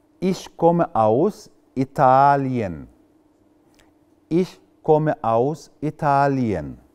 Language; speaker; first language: German; non-native, fluent; Arabic